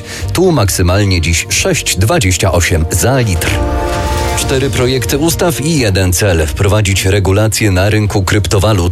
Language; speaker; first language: Polish; native; Polish